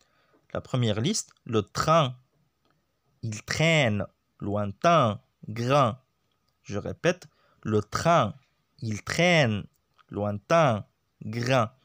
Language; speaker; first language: French; non-native, local second language; Arabic